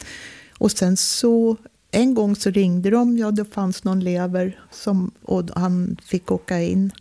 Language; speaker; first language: Swedish; native; Swedish